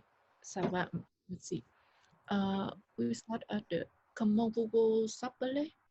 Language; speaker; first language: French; non-native, learner; Vietnamese